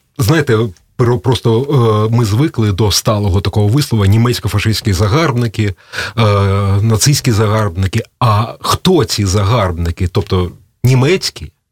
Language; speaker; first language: Ukrainian; native; Ukrainian